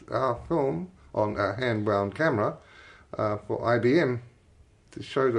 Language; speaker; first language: English; native; English